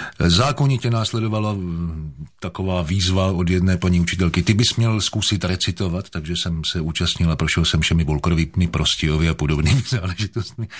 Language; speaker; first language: Czech; native; Czech